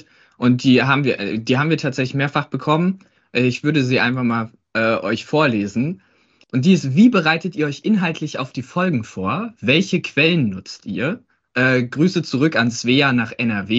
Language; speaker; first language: German; native; German